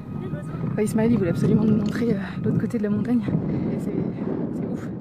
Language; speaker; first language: French; native; French